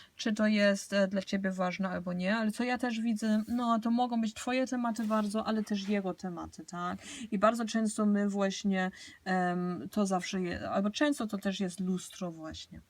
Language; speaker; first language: Polish; early bilingual, heritage; Polish